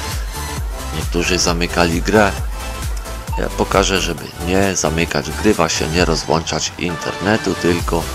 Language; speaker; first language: Polish; native; Polish